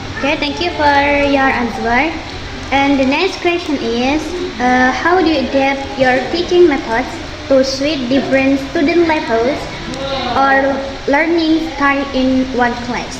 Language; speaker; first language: English; non-native, learner; Indonesian